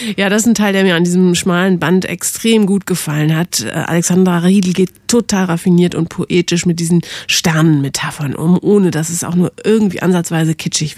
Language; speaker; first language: German; native; German